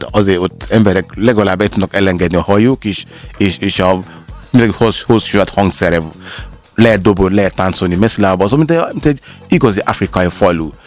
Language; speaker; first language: Hungarian; non-native, learner; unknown